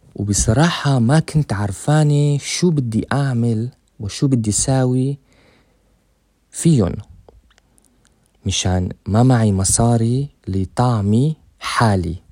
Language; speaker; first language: Arabic; native; Arabic